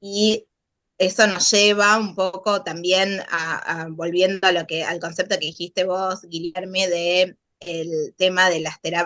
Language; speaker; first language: Spanish; native; Spanish